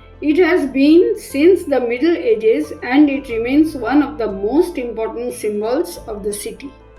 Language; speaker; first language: English; non-native, local second language; Bangla